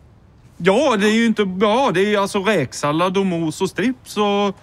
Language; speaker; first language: Swedish; native; Swedish